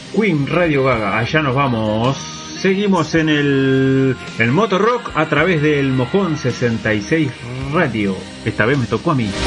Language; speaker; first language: Spanish; native; Spanish